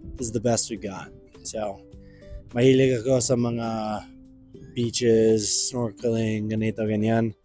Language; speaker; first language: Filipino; non-native, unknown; English